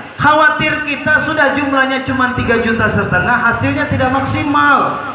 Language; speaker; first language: Indonesian; non-native, local second language; Malay